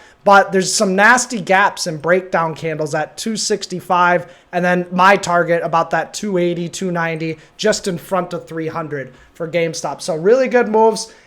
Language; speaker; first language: English; native; English